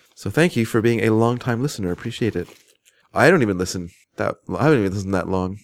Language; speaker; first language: English; native; English